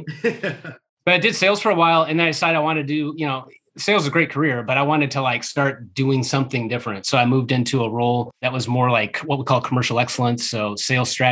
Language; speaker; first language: English; native; English